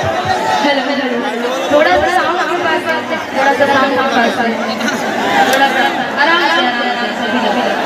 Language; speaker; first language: Hindi; non-native, local second language; Bhojpuri